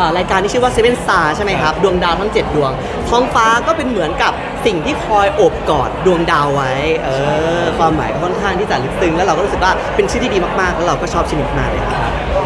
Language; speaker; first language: Thai; native; Thai